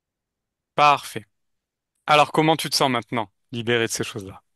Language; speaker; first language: French; native; French